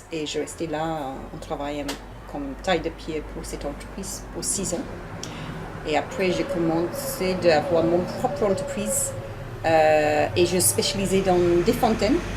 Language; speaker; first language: French; non-native, learner; English